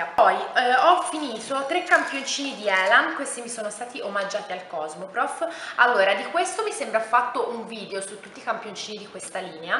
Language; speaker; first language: Italian; native; Italian